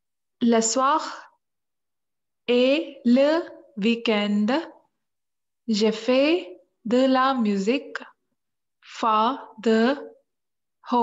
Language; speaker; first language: French; non-native, learner; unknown